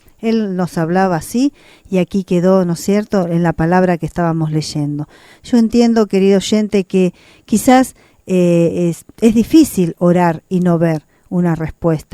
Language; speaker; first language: Spanish; native; Spanish